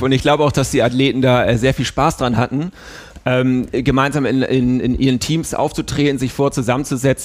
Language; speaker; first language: German; native; German